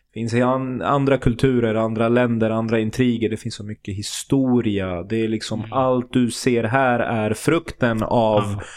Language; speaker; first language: Swedish; early bilingual, other home language; Turoyo